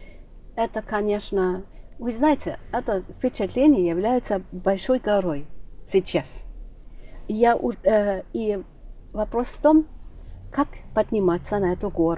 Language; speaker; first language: Russian; non-native, fluent; German